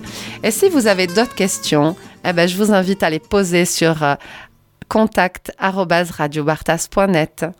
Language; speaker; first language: French; native; French